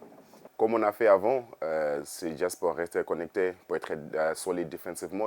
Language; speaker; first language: French; non-native, fluent; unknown